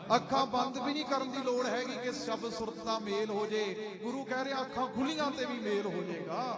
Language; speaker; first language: Punjabi; early bilingual, heritage; Punjabi